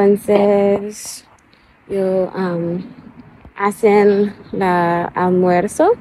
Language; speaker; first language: Spanish; non-native, learner; English